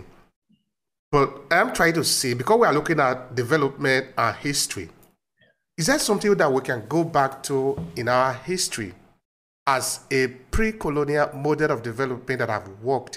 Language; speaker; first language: English; non-native, local second language; Esan